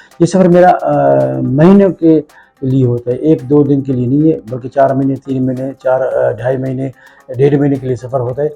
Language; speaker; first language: Urdu; early bilingual, heritage; Urdu